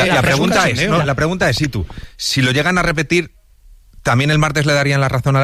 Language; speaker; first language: Spanish; native; Spanish